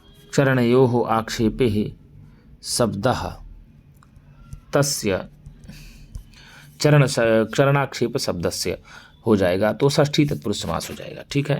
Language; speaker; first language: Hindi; native; Hindi